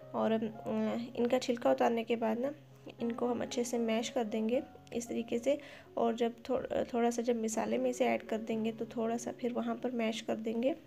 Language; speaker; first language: Urdu; native; Urdu